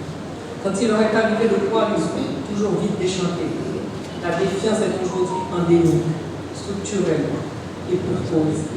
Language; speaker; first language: French; non-native, local second language; Haitian Creole